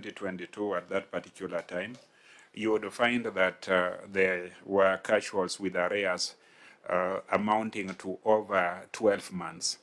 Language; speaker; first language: English; non-native, local second language; Luo (Kenya and Tanzania)